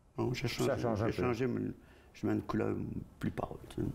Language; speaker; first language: French; native; French